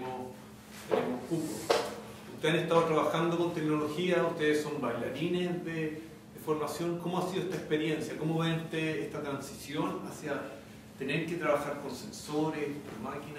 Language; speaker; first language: Spanish; native; Spanish